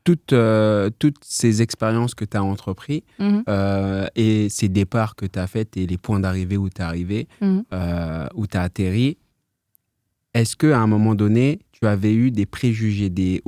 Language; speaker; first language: French; native; French